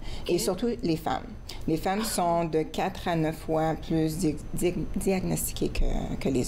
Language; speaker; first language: French; native; French